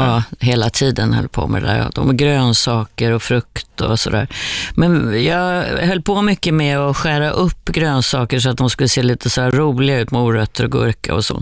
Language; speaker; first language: Swedish; native; Swedish